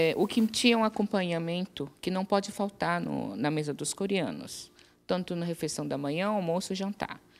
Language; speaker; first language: Portuguese; non-native, fluent; Korean